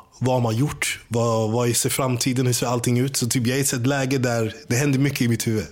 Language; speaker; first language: Swedish; early bilingual, other home language; English